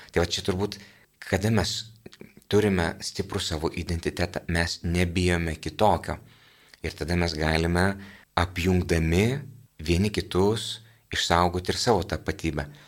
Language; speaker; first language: Lithuanian; native; Lithuanian